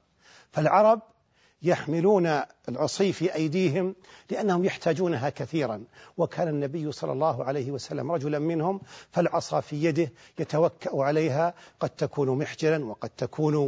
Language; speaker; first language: Arabic; native; Arabic